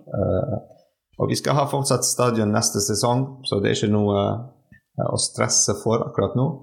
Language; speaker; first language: Norwegian; non-native, fluent; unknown